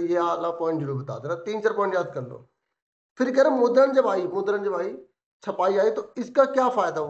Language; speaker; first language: Hindi; native; Hindi